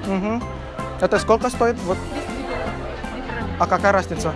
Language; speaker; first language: Russian; non-native, learner; Indonesian